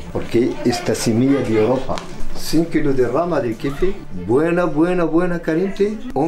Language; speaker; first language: Spanish; non-native, learner; Arabic